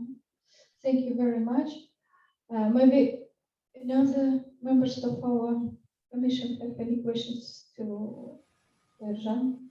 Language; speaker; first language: English; non-native, fluent; Russian